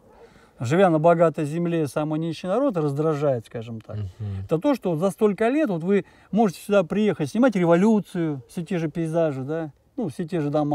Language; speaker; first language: Russian; native; Russian